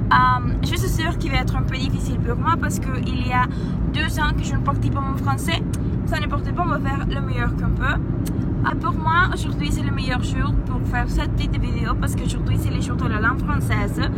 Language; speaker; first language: French; non-native, learner; Spanish